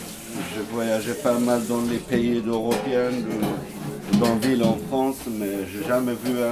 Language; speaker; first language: French; non-native, learner; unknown